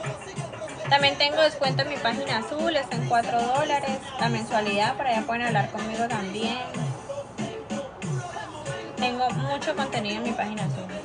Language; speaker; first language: Spanish; native; Spanish